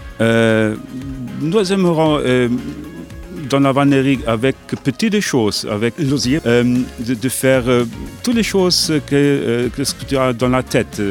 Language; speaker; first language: French; non-native, learner; German